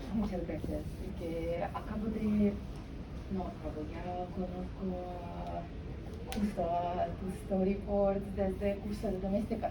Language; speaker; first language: Spanish; non-native, learner; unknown